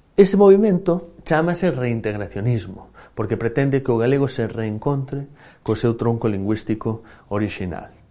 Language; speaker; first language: Galician; native; Galician